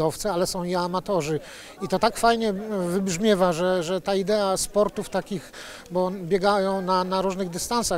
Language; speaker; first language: Polish; native; Polish